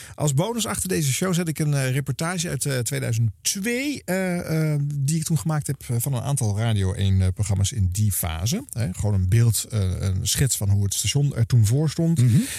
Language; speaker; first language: Dutch; native; Dutch